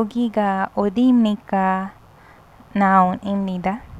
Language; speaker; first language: Korean; non-native, fluent; Hindi